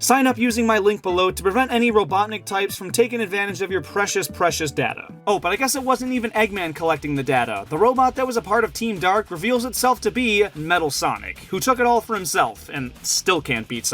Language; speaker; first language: English; native; English